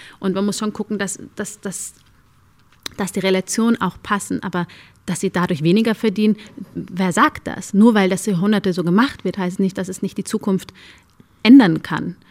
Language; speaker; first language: German; early bilingual, other home language; Amharic